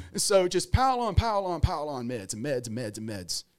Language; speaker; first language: English; native; English